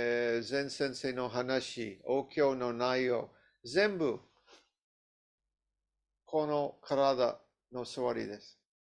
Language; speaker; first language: Japanese; non-native, learner; English